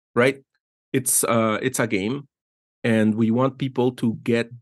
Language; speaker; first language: English; non-native, fluent; Spanish